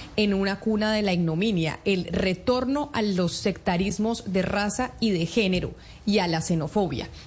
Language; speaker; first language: Spanish; native; Spanish